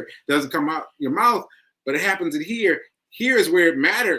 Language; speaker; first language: English; native; English